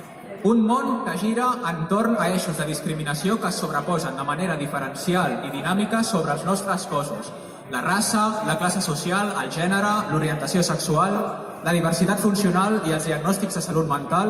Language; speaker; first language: Catalan; native; Catalan